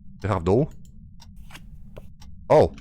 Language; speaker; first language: Polish; native; Polish